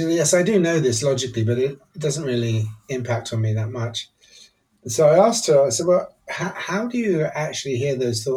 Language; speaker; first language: English; native; English